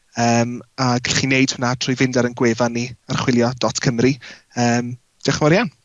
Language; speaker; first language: Welsh; native; Welsh